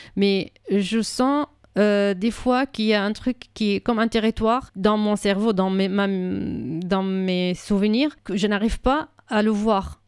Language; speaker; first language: French; non-native, fluent; Arabic